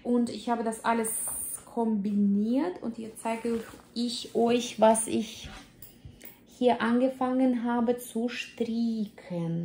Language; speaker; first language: German; non-native, fluent; Russian